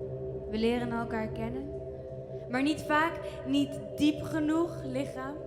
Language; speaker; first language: Dutch; early bilingual, other home language; Kinyarwanda